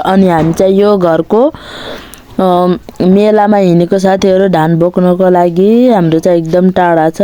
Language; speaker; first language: Nepali; non-native, local second language; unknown